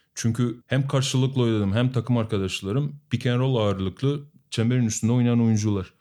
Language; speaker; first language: Turkish; non-native, fluent; Albanian